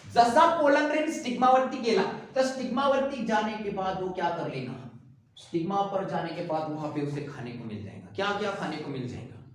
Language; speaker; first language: Hindi; non-native, local second language; Marathi